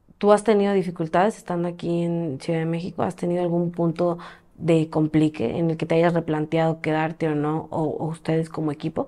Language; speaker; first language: Spanish; native; Spanish